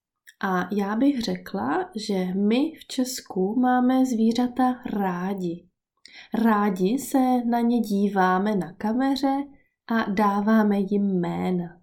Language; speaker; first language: Czech; native; Czech